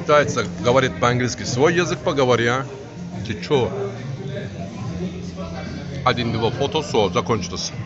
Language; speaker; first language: Russian; non-native, learner; Turkish